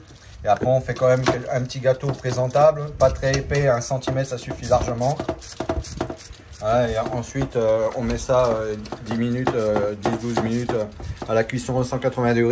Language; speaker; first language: French; native; French